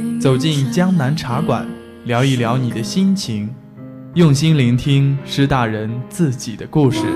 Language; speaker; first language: Chinese; native; Chinese